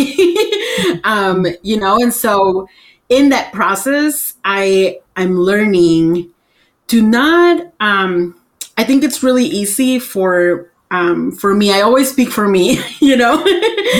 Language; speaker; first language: English; early bilingual, other home language; Spanish